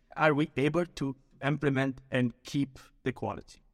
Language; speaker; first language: English; early bilingual, other home language; Arabic